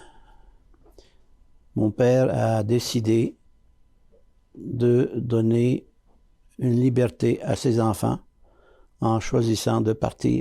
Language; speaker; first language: French; early bilingual, other home language; Arabic